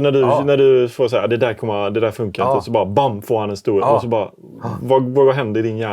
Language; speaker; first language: Swedish; native; Swedish